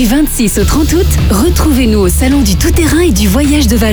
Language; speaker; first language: French; native; French